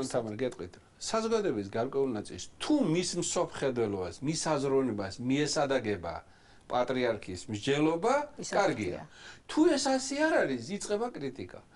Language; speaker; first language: Georgian; native; Georgian